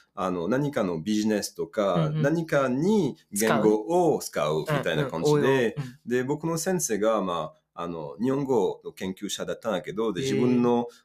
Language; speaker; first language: Japanese; non-native, fluent; French